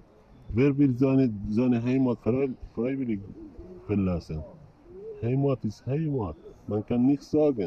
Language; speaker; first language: German; non-native, learner; Persian